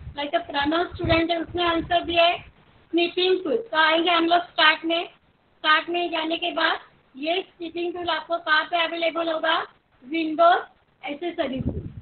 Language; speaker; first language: Hindi; non-native, local second language; Marathi